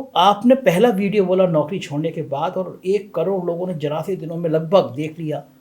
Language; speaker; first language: Hindi; native; Hindi